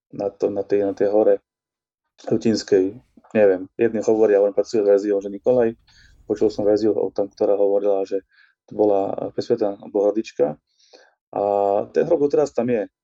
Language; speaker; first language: Slovak; native; Slovak